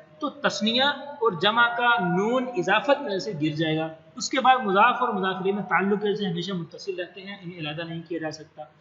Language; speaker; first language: Urdu; non-native, local second language; Punjabi